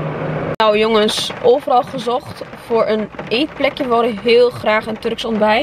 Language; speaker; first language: Dutch; native; Dutch